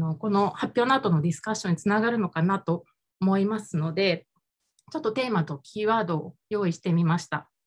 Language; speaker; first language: Japanese; native; Japanese